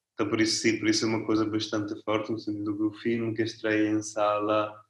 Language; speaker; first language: Portuguese; non-native, fluent; Italian